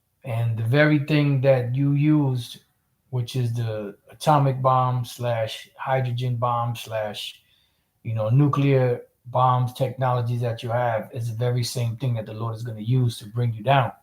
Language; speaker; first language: English; native; English